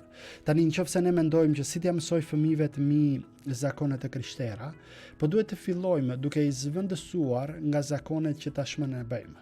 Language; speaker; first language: Albanian; native; Albanian